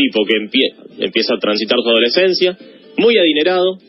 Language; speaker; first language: Spanish; native; Spanish